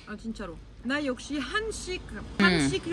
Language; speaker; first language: Korean; non-native, fluent; French